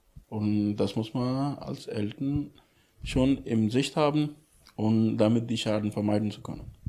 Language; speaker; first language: German; non-native, fluent; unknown